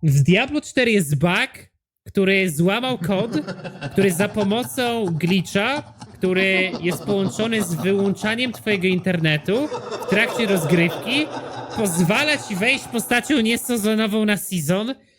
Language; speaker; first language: Polish; native; Polish